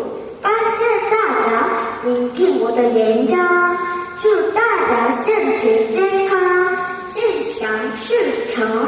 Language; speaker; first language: Chinese; non-native, learner; Korean